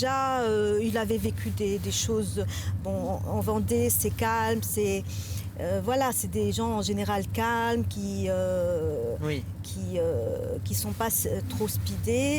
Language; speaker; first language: French; non-native, local second language; Arabic